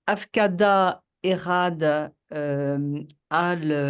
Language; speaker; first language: Hebrew; non-native, learner; French